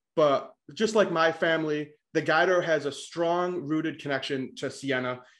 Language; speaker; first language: English; native; English